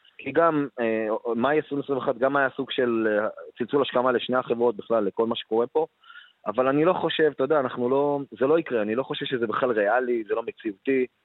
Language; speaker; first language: Hebrew; non-native, local second language; Arabic